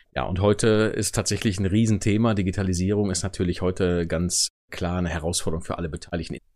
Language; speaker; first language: German; native; German